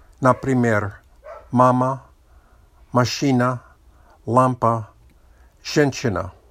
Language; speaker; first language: Russian; non-native, learner; English